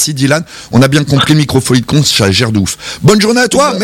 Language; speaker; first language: French; native; French